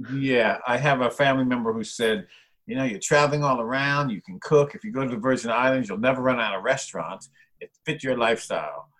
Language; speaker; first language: English; native; English